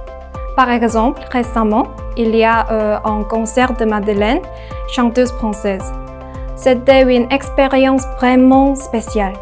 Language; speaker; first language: French; non-native, learner; Korean